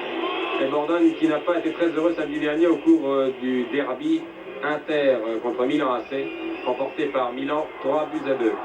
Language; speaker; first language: French; native; French